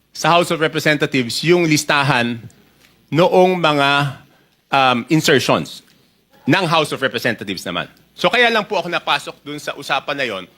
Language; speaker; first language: Filipino; native; Filipino